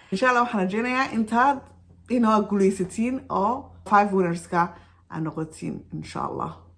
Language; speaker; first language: Somali; early bilingual, heritage; Somali